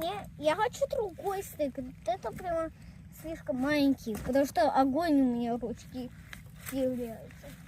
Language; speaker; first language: Russian; early bilingual, heritage; Russian